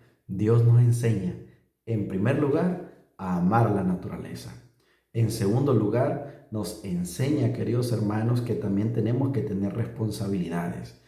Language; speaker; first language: Spanish; native; Spanish